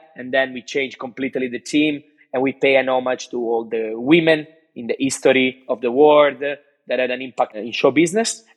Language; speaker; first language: English; non-native, fluent; Italian